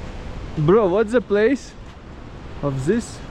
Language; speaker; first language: English; non-native, learner; Russian